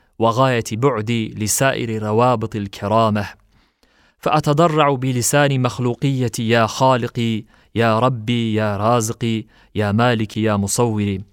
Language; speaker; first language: Arabic; non-native, fluent; Turkish